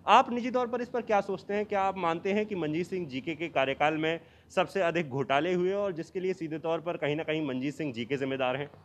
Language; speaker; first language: Hindi; native; Hindi